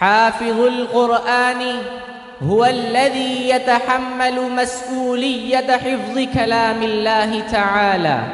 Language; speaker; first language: Arabic; non-native, learner; Urdu